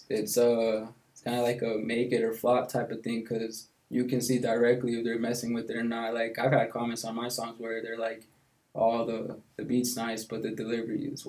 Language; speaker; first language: English; native; English